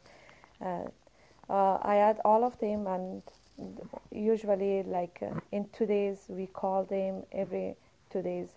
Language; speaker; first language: English; non-native, fluent; Persian